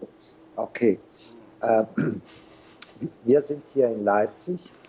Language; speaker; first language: German; non-native, fluent; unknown